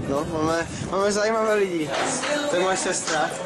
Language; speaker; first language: Czech; early bilingual, other home language; English